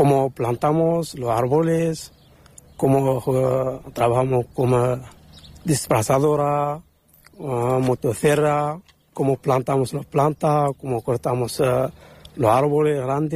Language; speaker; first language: Spanish; non-native, learner; Arabic